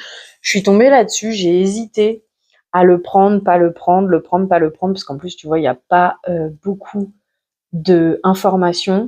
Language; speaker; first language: French; native; French